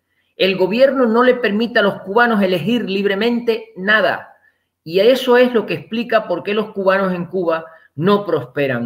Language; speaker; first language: Spanish; native; Spanish